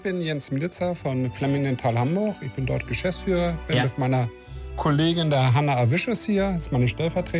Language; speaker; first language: German; native; German